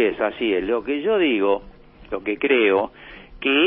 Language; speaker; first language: Spanish; native; Spanish